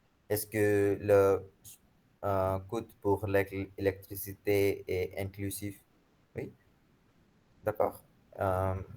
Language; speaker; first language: French; non-native, fluent; Hindi